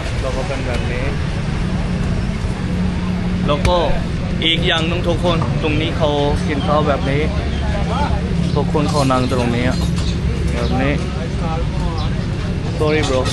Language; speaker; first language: Thai; non-native, fluent; Urdu